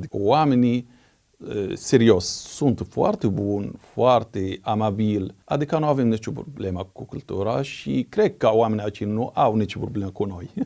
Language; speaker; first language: Romanian; non-native, fluent; Arabic